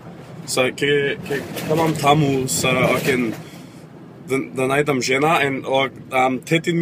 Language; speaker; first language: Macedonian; early bilingual, heritage; English